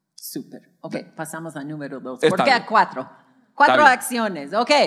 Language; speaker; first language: Spanish; non-native, fluent; English